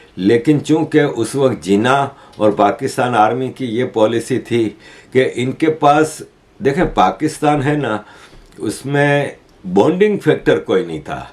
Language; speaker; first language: Urdu; native; Urdu